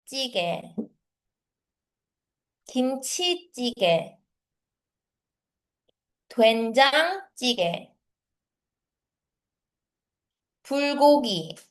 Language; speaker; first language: Korean; non-native, fluent; Filipino